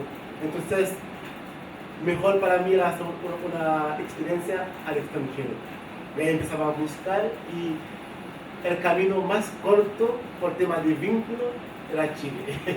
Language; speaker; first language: Spanish; non-native, fluent; Haitian Creole